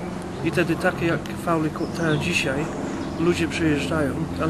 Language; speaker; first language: Polish; early bilingual, heritage; Polish